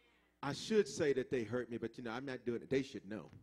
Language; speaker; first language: English; native; English